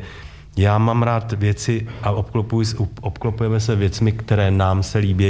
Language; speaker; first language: Czech; native; Czech